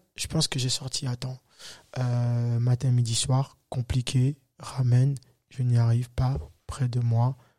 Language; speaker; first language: French; native; French